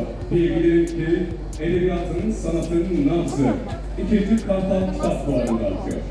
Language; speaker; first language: Turkish; native; Turkish